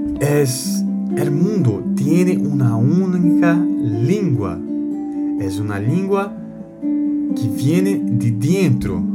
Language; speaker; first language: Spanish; non-native, learner; Portuguese